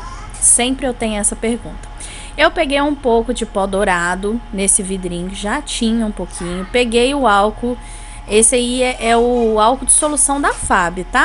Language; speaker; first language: Portuguese; native; Portuguese